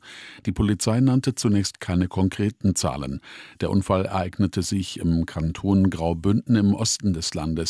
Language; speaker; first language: German; native; German